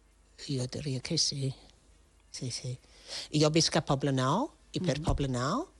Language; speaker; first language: Catalan; non-native, fluent; French